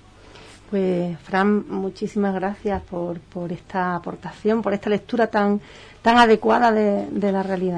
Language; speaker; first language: Spanish; native; Spanish